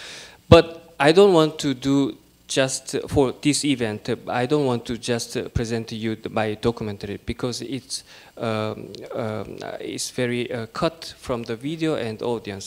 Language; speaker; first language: English; non-native, learner; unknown